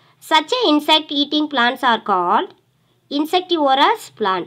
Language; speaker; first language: English; non-native, local second language; Tamil